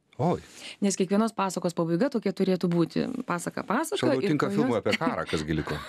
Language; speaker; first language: Lithuanian; native; Lithuanian